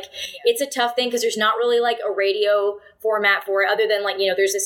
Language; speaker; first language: English; native; English